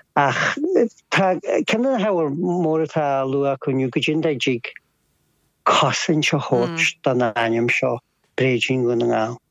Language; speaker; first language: Irish; native; Irish